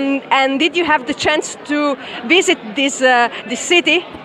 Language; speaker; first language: English; non-native, fluent; Italian